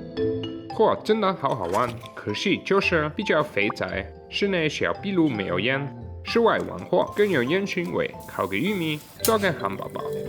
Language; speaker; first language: Chinese; native; Chinese